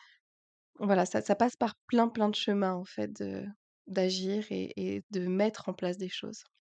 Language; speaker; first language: French; native; French